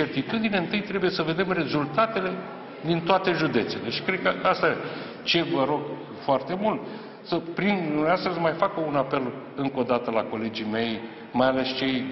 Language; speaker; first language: Romanian; native; Romanian